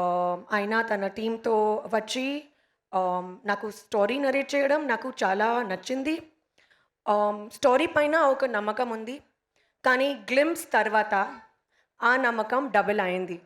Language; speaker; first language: Telugu; non-native, learner; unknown